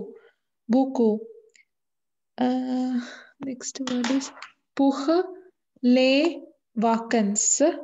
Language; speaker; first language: French; non-native, learner; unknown